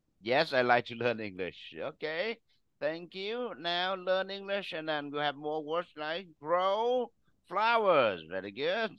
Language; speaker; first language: English; non-native, fluent; Vietnamese